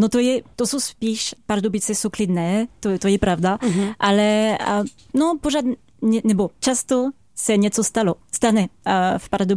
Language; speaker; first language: Czech; non-native, fluent; French